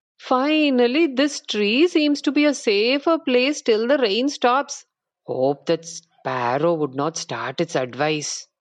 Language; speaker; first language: English; non-native, local second language; Tamil